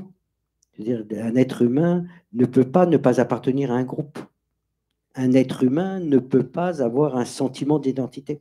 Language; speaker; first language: French; native; French